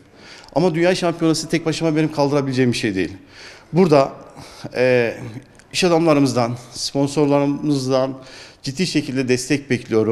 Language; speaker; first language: Turkish; native; Turkish